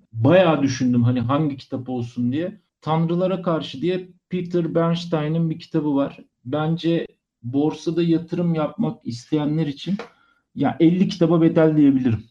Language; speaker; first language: Turkish; native; Turkish